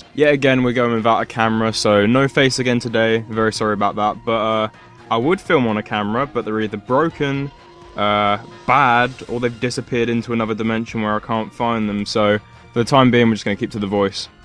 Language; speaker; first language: English; native; English